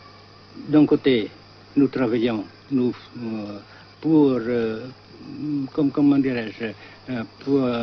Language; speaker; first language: French; non-native, local second language; Vietnamese